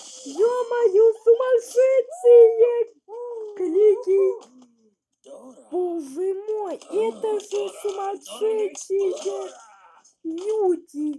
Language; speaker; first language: Russian; early bilingual, heritage; Russian